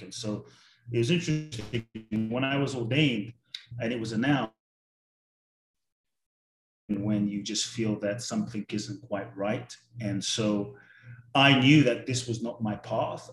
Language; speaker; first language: English; native; English